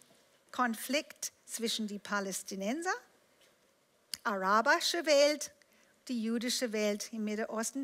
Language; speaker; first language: German; non-native, fluent; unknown